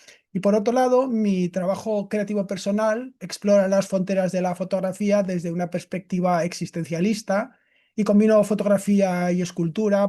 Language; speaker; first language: Spanish; native; Spanish